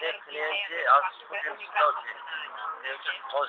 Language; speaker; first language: Bulgarian; non-native, learner; Turkish